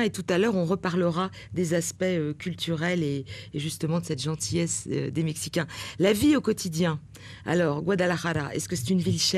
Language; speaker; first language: French; native; French